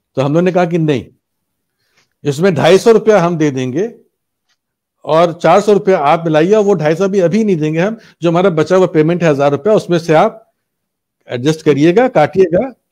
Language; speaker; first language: Hindi; native; Hindi